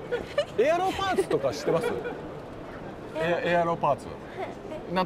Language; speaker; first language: Japanese; native; Japanese